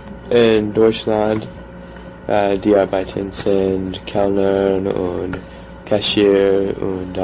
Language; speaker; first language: German; non-native, learner; English